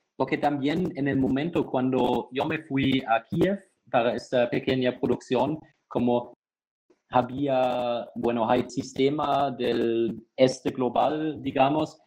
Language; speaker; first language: Spanish; non-native, fluent; German